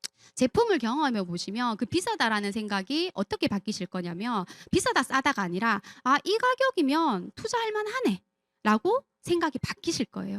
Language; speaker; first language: Korean; native; Korean